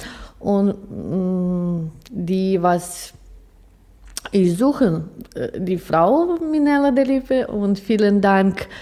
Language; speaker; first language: German; non-native, learner; Ukrainian